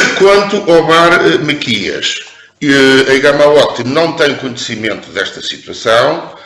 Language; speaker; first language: Portuguese; native; Portuguese